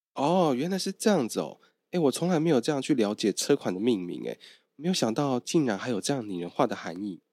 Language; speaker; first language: Chinese; native; Chinese